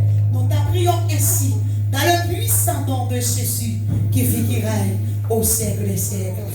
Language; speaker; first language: French; non-native, local second language; Haitian Creole